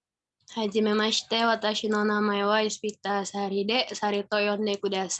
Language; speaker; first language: Japanese; non-native, learner; Indonesian